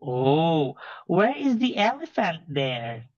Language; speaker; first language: English; non-native, fluent; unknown